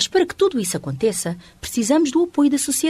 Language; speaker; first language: Portuguese; non-native, local second language; Kabuverdianu